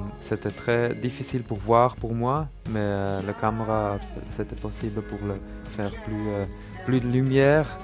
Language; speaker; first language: French; non-native, learner; German